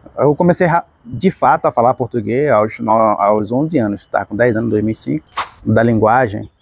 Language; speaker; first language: Portuguese; non-native, local second language; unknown